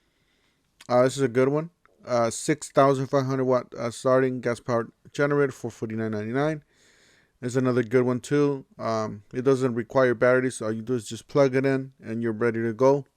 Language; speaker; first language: English; native; English